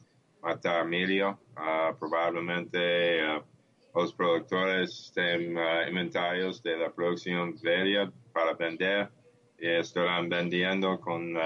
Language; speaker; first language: Portuguese; non-native, learner; English